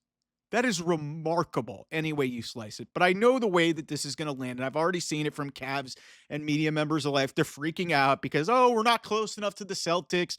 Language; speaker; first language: English; native; English